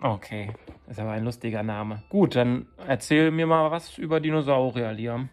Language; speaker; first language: German; native; German